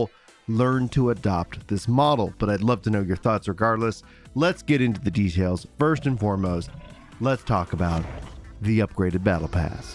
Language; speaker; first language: English; native; English